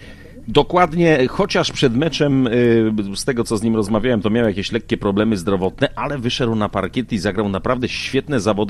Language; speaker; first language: Polish; native; Polish